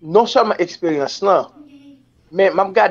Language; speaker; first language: French; non-native, local second language; Haitian Creole